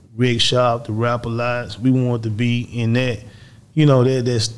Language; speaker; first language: English; native; English